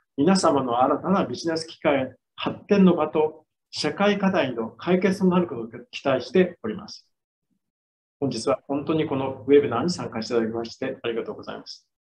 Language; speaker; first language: Japanese; native; Japanese